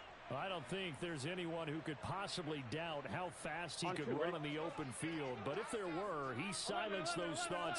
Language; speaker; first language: English; native; English